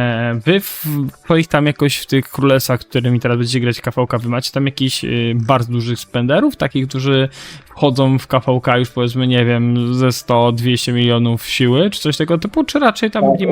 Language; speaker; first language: Polish; native; Polish